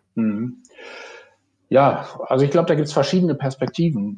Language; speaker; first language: German; native; German